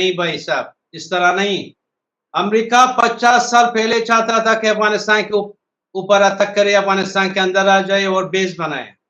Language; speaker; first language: Hindi; non-native, fluent; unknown